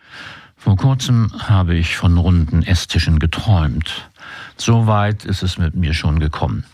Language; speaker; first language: German; native; German